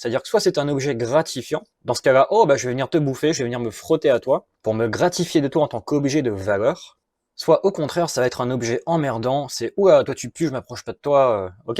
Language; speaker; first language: French; native; French